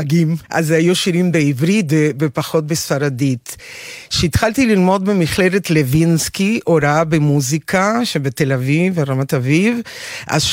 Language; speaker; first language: Hebrew; non-native, fluent; Spanish